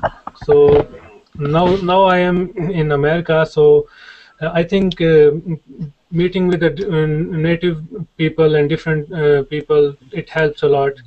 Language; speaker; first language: English; non-native, learner; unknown